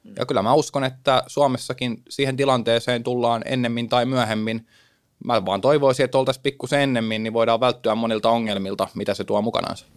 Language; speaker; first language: Finnish; native; Finnish